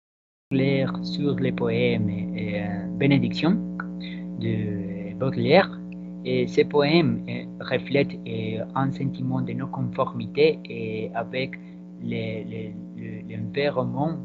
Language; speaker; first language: French; non-native, learner; Spanish